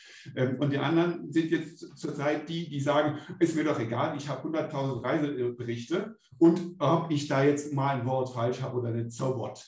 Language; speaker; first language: German; native; German